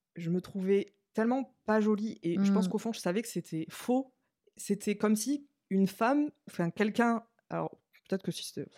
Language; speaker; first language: French; native; French